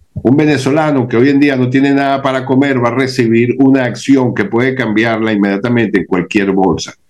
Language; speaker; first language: Spanish; native; Spanish